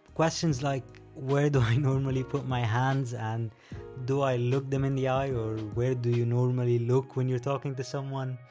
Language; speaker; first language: English; non-native, fluent; Arabic